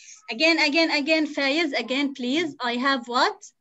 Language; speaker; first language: English; non-native, fluent; Arabic